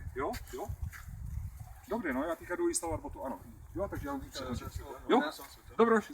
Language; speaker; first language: Czech; native; Czech